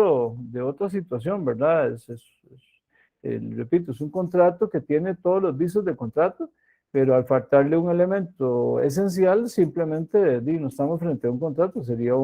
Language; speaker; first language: Spanish; native; Spanish